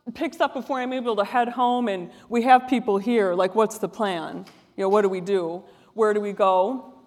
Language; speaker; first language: English; native; English